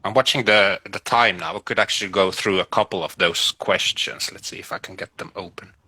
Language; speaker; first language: English; non-native, fluent; Finnish